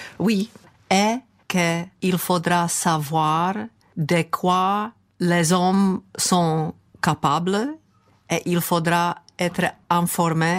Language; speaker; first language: French; non-native, fluent; Czech